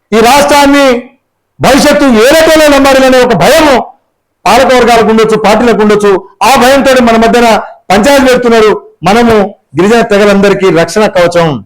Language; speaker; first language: Telugu; non-native, local second language; Lambadi